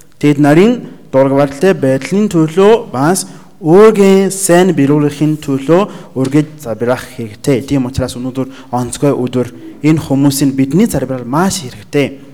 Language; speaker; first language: Mongolian; non-native, learner; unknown